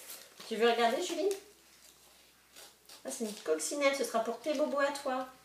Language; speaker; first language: French; native; French